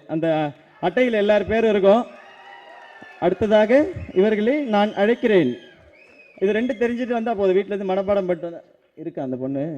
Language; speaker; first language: Tamil; native; Tamil